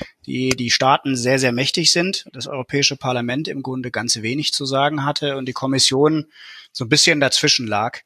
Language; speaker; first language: German; native; German